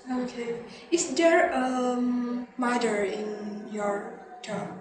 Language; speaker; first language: English; non-native, learner; Indonesian